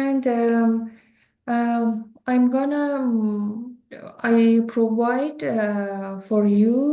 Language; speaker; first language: English; non-native, learner; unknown